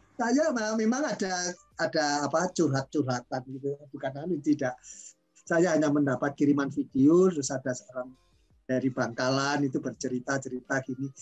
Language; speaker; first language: Indonesian; non-native, local second language; Javanese